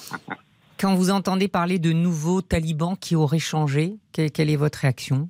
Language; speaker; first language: French; native; French